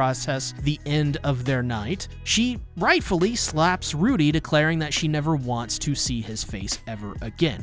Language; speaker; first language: English; native; English